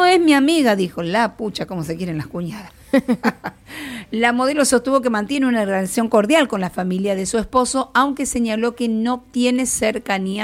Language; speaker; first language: Spanish; native; Spanish